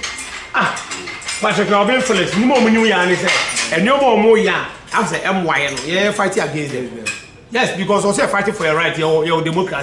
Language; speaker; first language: English; non-native, local second language; Akan